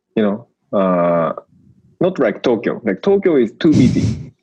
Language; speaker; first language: English; non-native, learner; Japanese